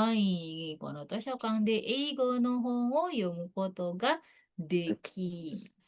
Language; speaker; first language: Japanese; non-native, fluent; Indonesian